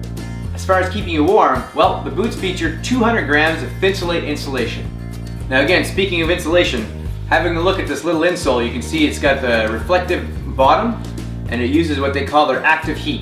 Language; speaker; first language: English; native; English